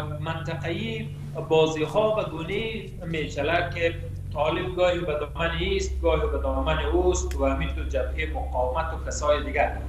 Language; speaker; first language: Persian; native; Persian